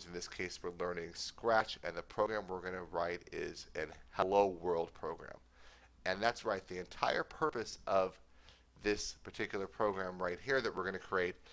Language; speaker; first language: English; native; English